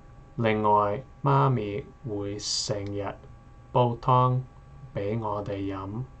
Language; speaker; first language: Cantonese; non-native, learner; English